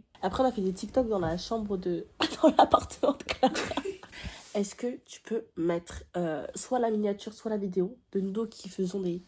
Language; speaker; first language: French; native; French